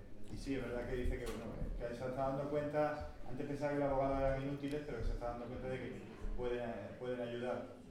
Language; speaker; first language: Spanish; native; Spanish